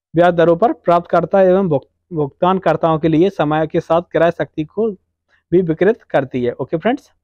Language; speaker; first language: Hindi; native; Hindi